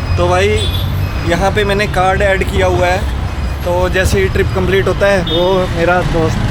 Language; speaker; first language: Hindi; native; Hindi